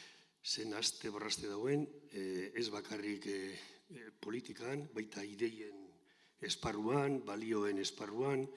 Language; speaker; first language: Basque; native; Basque